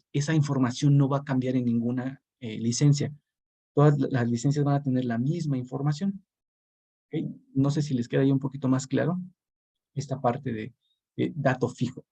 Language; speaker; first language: Spanish; native; Spanish